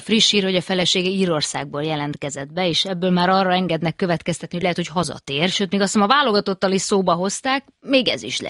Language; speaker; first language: Hungarian; native; Hungarian